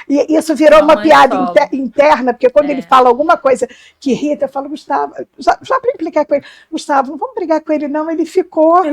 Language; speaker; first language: Portuguese; native; Portuguese